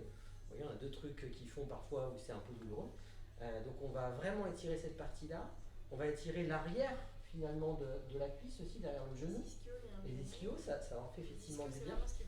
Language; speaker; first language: French; native; French